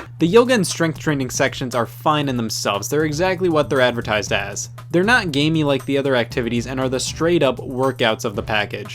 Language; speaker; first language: English; native; English